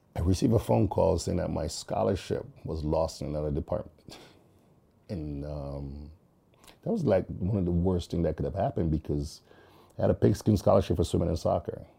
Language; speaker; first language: English; early bilingual, other home language; Jamaican Creole English